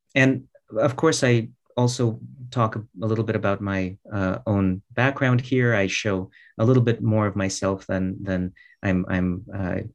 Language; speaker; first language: English; early bilingual, other home language; Russian